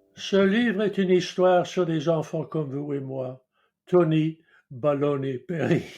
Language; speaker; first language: French; non-native, fluent; English